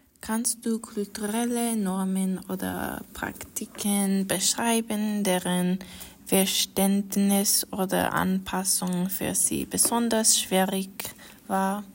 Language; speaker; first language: German; non-native, learner; English